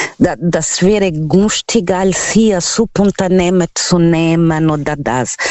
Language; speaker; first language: German; non-native, fluent; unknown